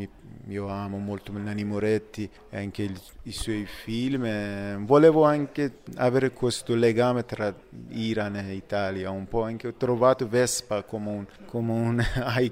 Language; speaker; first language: Italian; non-native, fluent; Persian